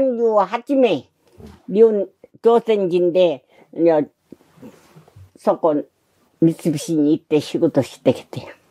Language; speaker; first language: Japanese; non-native, learner; Korean